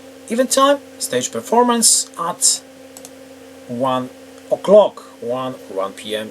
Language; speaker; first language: English; non-native, fluent; Polish